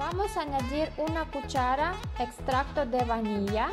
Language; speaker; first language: Spanish; non-native, learner; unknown